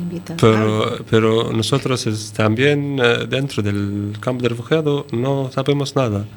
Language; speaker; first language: Spanish; non-native, learner; Arabic